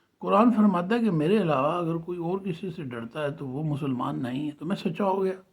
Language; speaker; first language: Urdu; native; Urdu